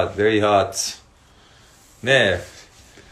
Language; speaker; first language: English; non-native, learner; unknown